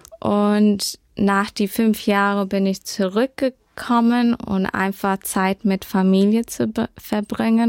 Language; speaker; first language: German; early bilingual, heritage; German